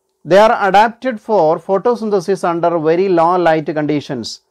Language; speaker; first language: English; non-native, local second language; Malayalam